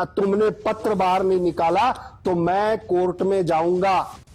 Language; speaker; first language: Hindi; non-native, local second language; Gujarati